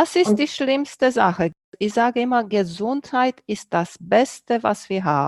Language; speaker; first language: German; non-native, fluent; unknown